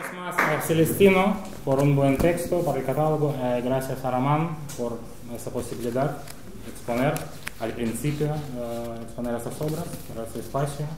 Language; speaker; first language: Spanish; non-native, fluent; Russian